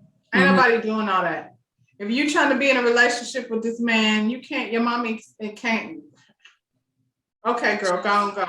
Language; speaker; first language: English; native; English